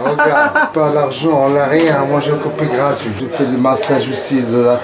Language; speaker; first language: French; non-native, learner; Arabic